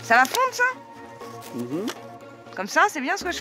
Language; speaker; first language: French; native; French